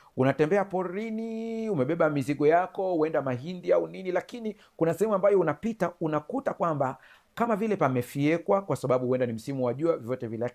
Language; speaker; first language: Swahili; native; Swahili